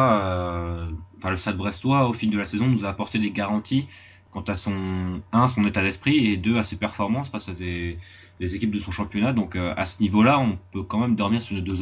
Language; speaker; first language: French; native; French